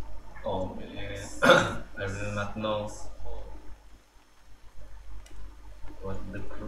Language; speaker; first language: English; non-native, learner; Indonesian